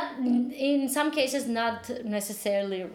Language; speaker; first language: English; non-native, fluent; Turkish